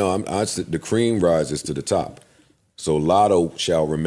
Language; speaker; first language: English; native; English